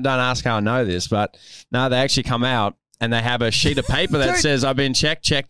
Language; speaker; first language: English; native; English